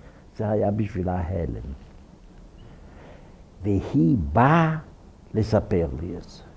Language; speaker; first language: Hebrew; non-native, fluent; Ukrainian